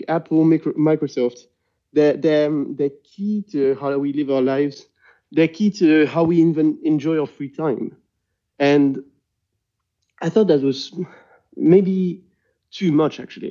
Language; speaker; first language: English; non-native, fluent; French